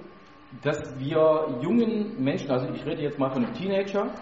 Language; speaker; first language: German; native; German